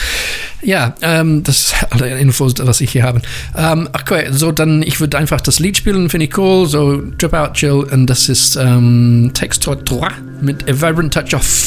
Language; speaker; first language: German; non-native, learner; English